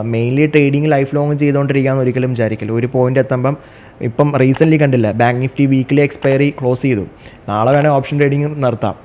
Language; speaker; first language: Malayalam; native; Malayalam